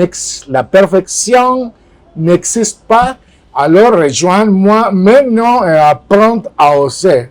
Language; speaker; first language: French; non-native, fluent; Spanish